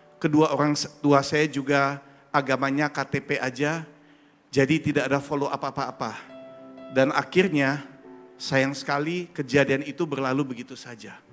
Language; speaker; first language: Indonesian; early bilingual, heritage; German